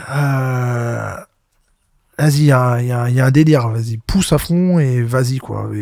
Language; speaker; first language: French; native; French